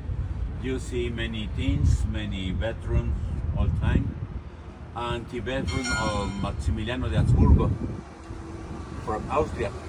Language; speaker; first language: English; non-native, learner; Spanish